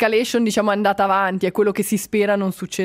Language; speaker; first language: Italian; native; Italian